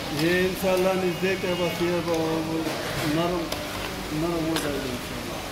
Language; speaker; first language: Urdu; non-native, local second language; Pashto